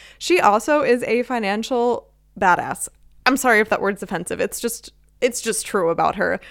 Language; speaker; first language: English; native; English